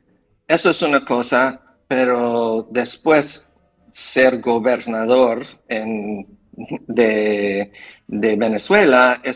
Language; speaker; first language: Spanish; non-native, fluent; English